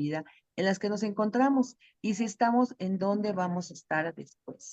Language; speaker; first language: Spanish; native; Spanish